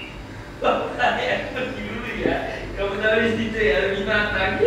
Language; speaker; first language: Indonesian; non-native, learner; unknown